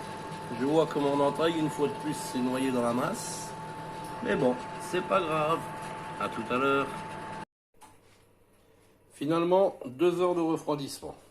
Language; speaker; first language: French; native; French